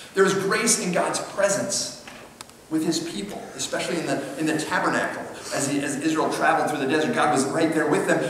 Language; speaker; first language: English; native; English